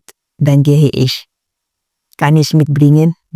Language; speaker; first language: German; non-native, learner; Filipino